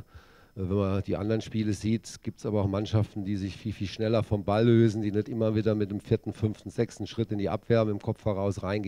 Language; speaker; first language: German; native; German